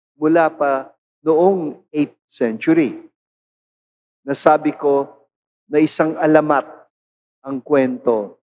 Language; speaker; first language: Filipino; non-native, local second language; Pampanga